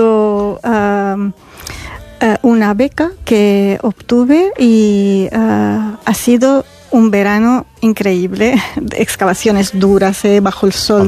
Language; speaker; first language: Spanish; non-native, fluent; Arabic